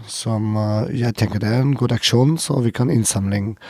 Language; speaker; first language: Norwegian; non-native, learner; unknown